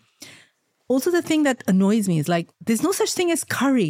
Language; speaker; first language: English; non-native, local second language; Malayalam